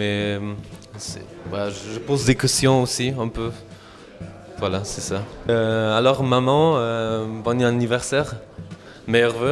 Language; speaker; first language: French; non-native, fluent; German